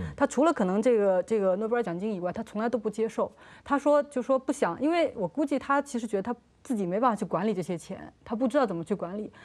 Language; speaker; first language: Chinese; native; Chinese